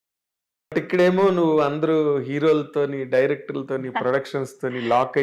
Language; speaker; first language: Telugu; native; Telugu